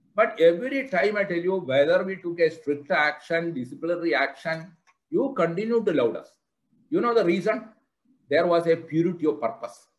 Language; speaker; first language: English; non-native, local second language; Malayalam